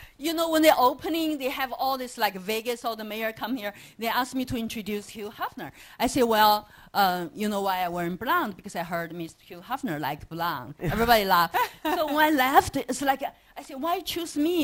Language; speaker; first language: English; non-native, fluent; Chinese